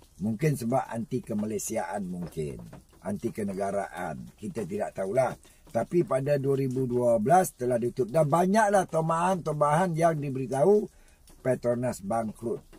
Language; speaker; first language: Malay; native; Malay